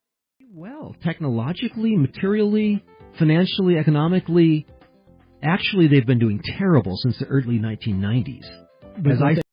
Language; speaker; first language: English; early bilingual, heritage; English